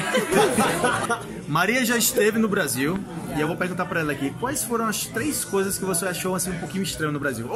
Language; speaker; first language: Portuguese; native; Portuguese